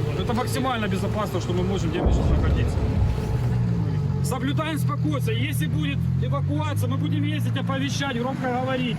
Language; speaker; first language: Russian; native; Russian